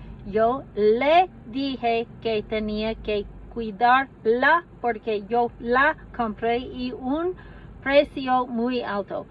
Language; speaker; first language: Spanish; non-native, learner; English